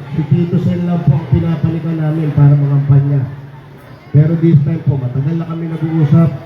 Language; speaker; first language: Filipino; native; Filipino